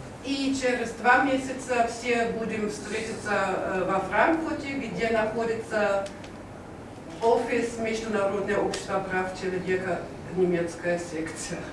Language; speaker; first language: Russian; non-native, learner; German